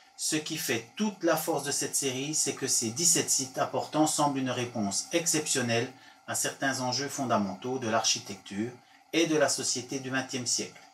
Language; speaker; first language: French; native; French